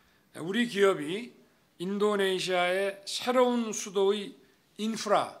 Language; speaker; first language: Korean; native; Korean